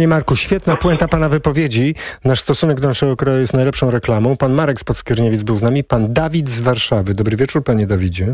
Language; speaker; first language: Polish; native; Polish